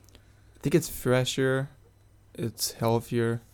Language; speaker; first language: English; non-native, fluent; Portuguese